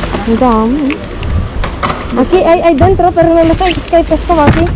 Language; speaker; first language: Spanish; non-native, learner; Filipino